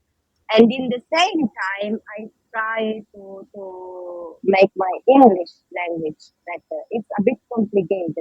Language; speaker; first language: English; non-native, learner; Italian